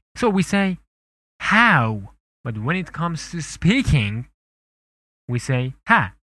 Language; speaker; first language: English; non-native, fluent; Persian